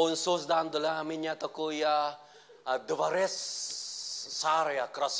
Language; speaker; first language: Russian; non-native, learner; Vietnamese